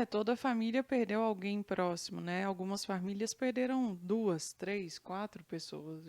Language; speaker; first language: Portuguese; native; Portuguese